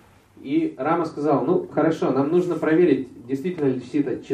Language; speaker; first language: Russian; native; Russian